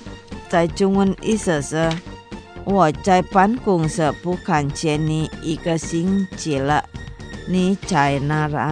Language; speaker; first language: Chinese; non-native, local second language; Indonesian